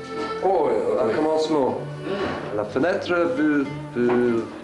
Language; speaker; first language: French; non-native, learner; English